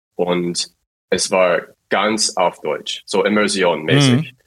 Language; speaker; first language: German; non-native, fluent; English